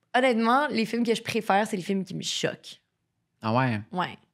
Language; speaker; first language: French; native; French